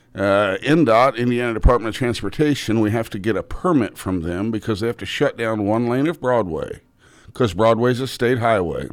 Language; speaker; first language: English; native; English